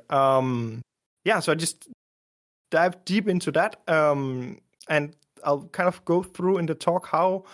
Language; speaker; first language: English; non-native, fluent; Danish